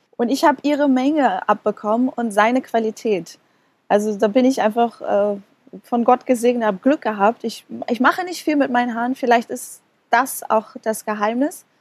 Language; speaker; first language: German; non-native, fluent; Portuguese